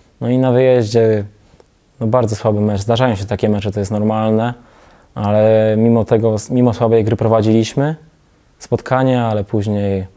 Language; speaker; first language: Polish; native; Polish